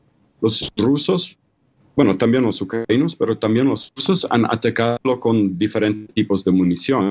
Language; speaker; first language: Spanish; non-native, fluent; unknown